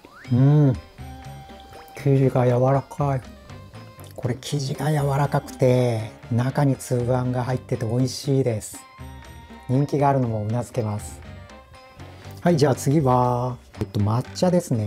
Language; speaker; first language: Japanese; native; Japanese